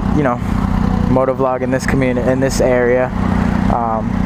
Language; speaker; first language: English; native; English